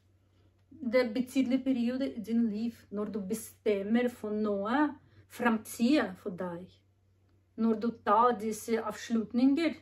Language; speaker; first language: Norwegian; non-native, learner; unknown